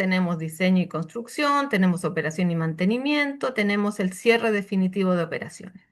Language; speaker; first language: Spanish; native; Spanish